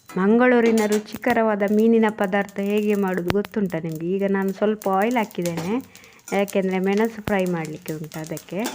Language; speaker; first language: Kannada; non-native, local second language; Tulu